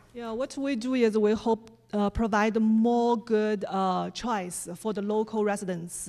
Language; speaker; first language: English; non-native, fluent; Chinese